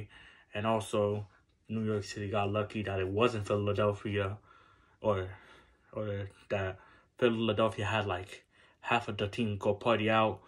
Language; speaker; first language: English; native; English